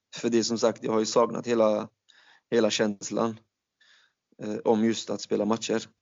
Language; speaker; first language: Swedish; early bilingual, other home language; Turkish